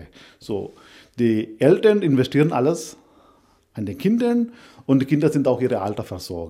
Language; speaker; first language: German; non-native, fluent; Malayalam